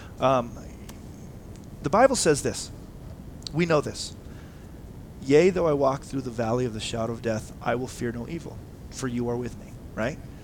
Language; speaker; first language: English; native; English